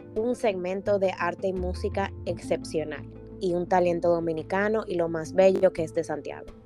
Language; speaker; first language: Spanish; native; Spanish